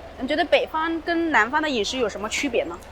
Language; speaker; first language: Chinese; native; Chinese